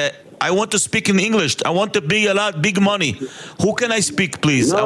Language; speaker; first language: English; non-native, learner; Hebrew